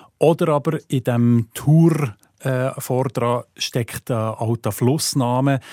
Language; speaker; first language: German; native; German